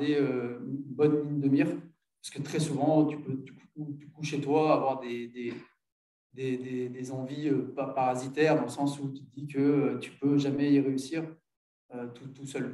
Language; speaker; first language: French; native; French